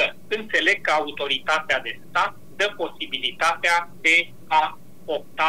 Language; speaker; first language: Romanian; native; Romanian